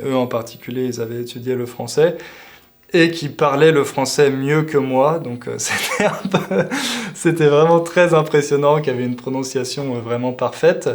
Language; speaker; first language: French; native; French